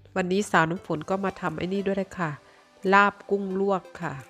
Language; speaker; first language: Thai; native; Thai